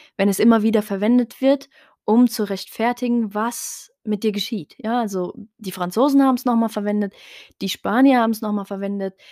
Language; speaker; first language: German; early bilingual, other home language; Riffian